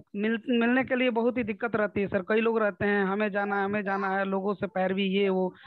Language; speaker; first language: Hindi; native; Hindi